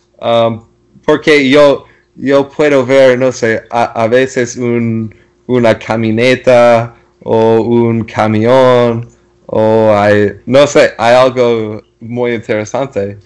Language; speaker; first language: Spanish; non-native, learner; English